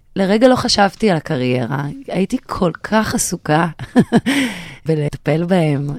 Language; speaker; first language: Hebrew; native; Hebrew